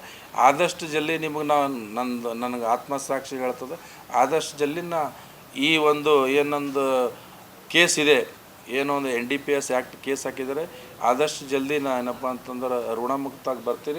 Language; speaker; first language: Kannada; native; Kannada